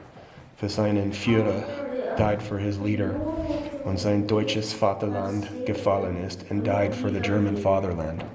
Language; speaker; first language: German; early bilingual, heritage; German